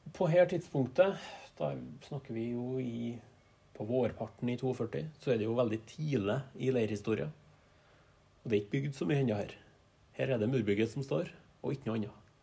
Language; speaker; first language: Norwegian; native; Norwegian